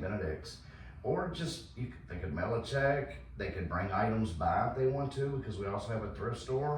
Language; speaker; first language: English; native; English